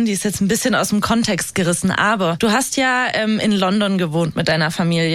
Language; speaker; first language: German; native; German